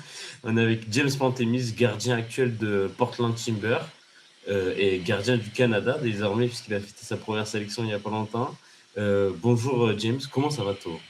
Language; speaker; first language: French; native; French